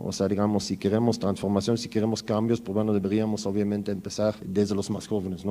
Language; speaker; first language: Spanish; native; Spanish